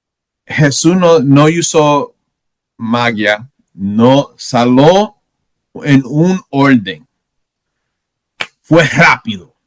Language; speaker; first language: Spanish; non-native, learner; English